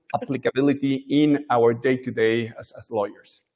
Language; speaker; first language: English; non-native, fluent; Spanish